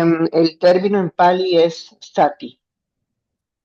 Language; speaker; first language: Spanish; native; Spanish